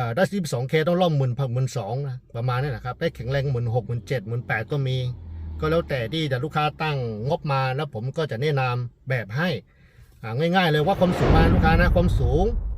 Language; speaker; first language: Thai; non-native, fluent; Chinese